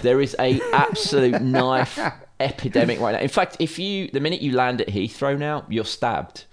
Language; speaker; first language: English; native; English